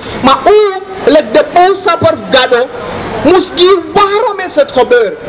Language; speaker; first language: Dutch; non-native, local second language; Sranan Tongo